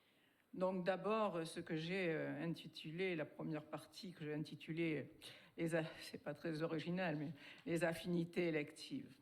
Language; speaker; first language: French; native; French